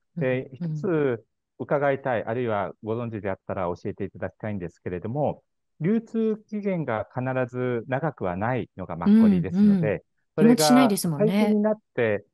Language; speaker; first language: Japanese; non-native, fluent; Korean